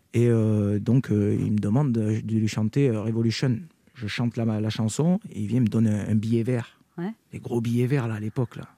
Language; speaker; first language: French; native; French